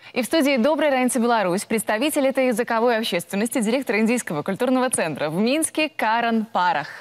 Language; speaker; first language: Russian; native; Russian